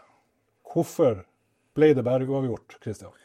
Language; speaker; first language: Norwegian; native; Norwegian